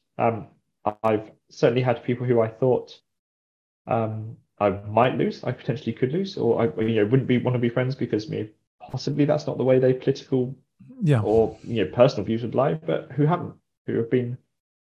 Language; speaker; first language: English; native; English